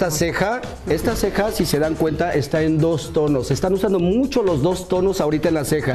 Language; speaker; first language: Spanish; native; Spanish